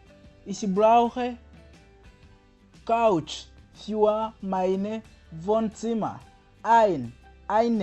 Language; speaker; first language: German; non-native, fluent; Kinyarwanda